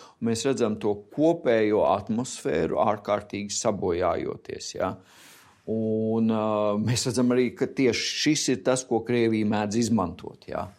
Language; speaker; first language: Latvian; native; Latvian